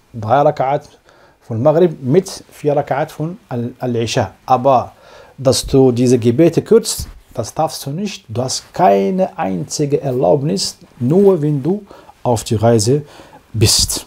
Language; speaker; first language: German; non-native, fluent; Arabic